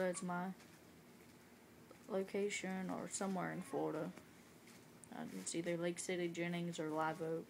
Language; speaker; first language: English; native; English